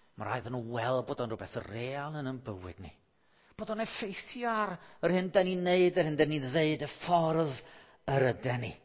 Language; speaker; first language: Welsh; native; Welsh